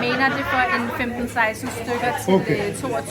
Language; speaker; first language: Danish; early bilingual, other home language; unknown